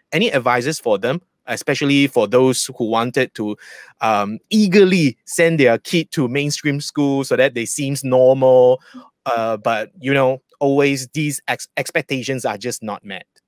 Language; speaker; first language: English; non-native, local second language; Chinese